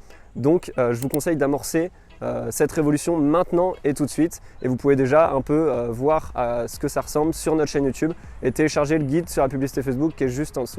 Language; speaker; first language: French; native; French